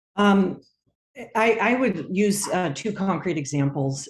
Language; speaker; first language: English; native; English